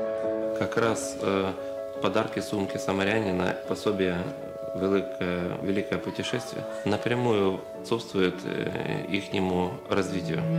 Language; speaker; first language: Russian; native; Russian